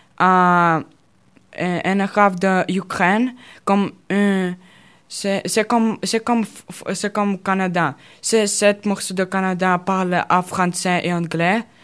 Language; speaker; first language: French; non-native, learner; Russian